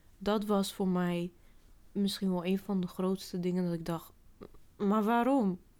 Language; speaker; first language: Dutch; early bilingual, other home language; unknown